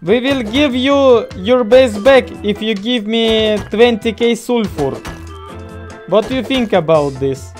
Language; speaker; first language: English; non-native, learner; Russian